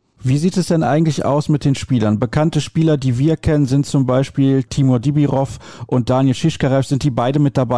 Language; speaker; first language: German; native; German